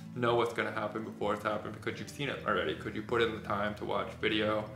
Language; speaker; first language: English; native; English